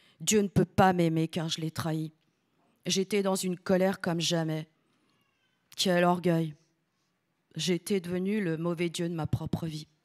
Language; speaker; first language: French; early bilingual, other home language; Italian